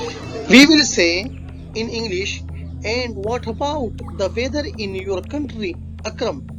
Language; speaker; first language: English; non-native, local second language; Urdu